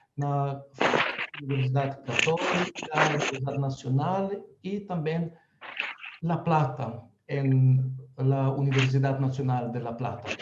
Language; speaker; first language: Spanish; non-native, fluent; Slovenian